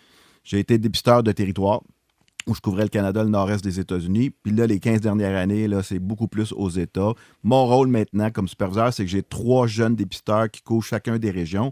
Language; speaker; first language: French; native; French